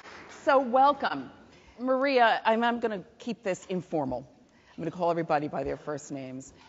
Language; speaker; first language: English; native; English